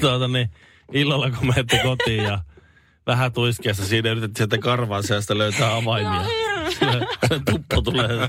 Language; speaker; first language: Finnish; native; Finnish